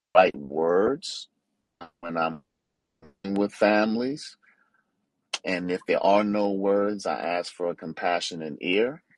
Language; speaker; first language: English; native; English